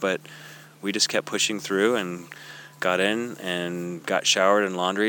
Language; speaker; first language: English; native; English